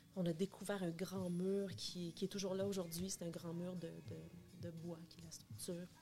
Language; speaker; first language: French; native; French